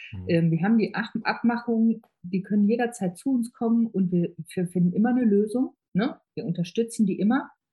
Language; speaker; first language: German; native; German